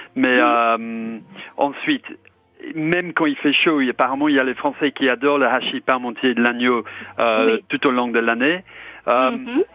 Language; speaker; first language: French; non-native, fluent; English